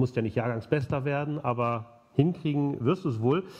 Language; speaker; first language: German; native; German